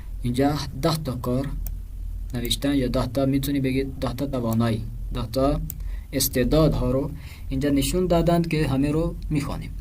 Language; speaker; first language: Persian; non-native, fluent; Urdu